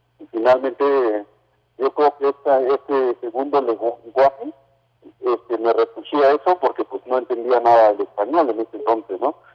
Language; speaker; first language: Spanish; non-native, local second language; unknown